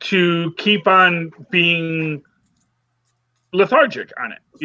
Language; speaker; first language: English; native; English